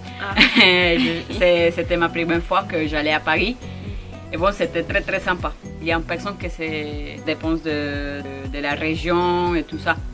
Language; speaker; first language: French; non-native, learner; Spanish